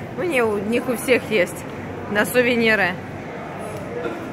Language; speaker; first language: Russian; native; Russian